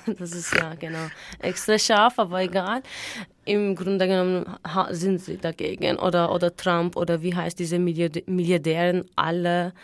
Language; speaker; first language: German; non-native, fluent; Turkish